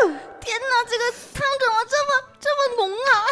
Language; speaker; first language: Chinese; native; Chinese